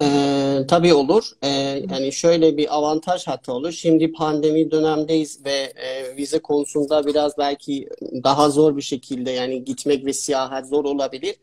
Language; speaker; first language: Turkish; non-native, fluent; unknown